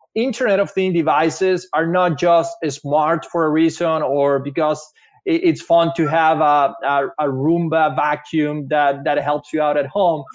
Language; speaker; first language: English; non-native, fluent; Spanish